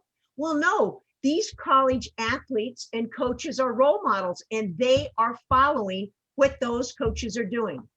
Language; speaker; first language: English; native; English